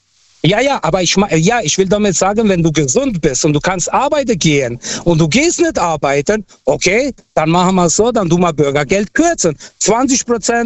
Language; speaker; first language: German; non-native, fluent; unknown